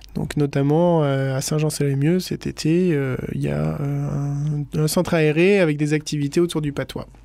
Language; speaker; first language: French; native; French